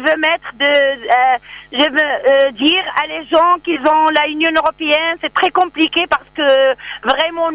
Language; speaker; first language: French; non-native, learner; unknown